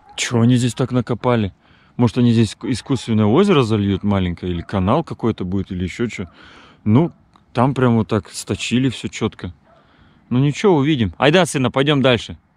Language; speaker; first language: Russian; native; Russian